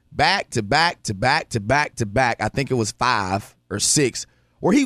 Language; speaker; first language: English; native; English